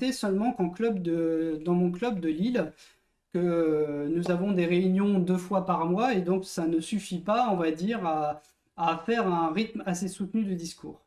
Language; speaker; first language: French; native; French